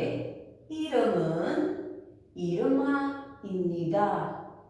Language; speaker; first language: Korean; non-native, fluent; Albanian